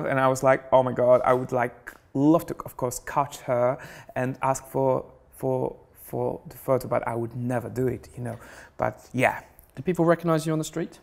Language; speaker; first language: English; non-native, fluent; Polish